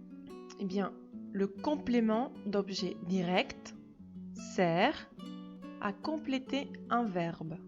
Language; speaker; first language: French; non-native, fluent; Spanish